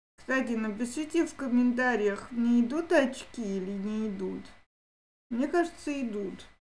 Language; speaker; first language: Russian; native; Russian